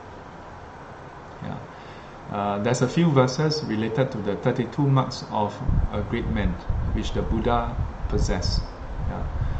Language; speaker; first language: English; native; English